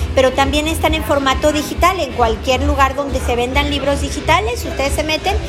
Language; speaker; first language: Spanish; native; Spanish